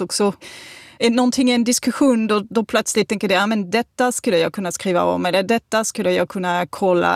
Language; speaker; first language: Swedish; non-native, fluent; French